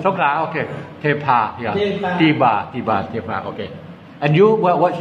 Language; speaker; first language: English; non-native, learner; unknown